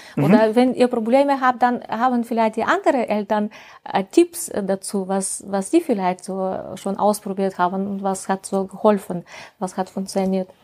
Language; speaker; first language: German; non-native, fluent; Russian